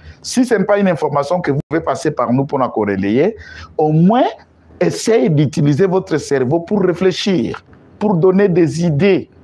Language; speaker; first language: French; non-native, local second language; Lingala